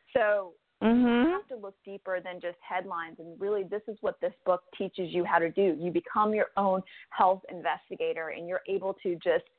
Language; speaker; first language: English; native; English